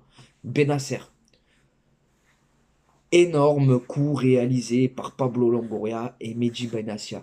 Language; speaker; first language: French; native; French